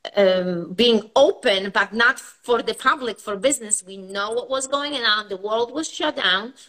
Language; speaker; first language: English; non-native, fluent; Polish